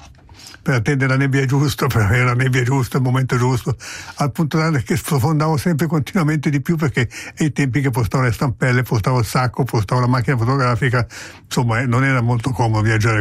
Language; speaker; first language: Italian; native; Italian